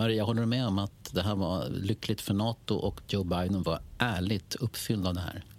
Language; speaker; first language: Swedish; native; Swedish